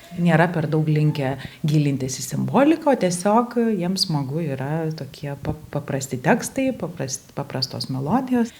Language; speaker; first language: Lithuanian; native; Lithuanian